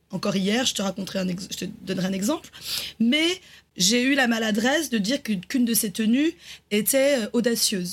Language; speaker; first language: French; native; French